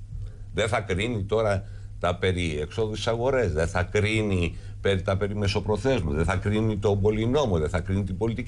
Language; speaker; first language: Greek; native; Greek